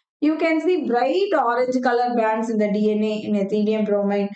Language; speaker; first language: English; non-native, local second language; Tamil